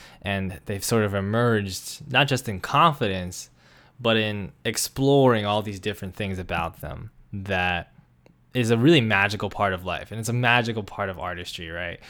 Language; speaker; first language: English; native; English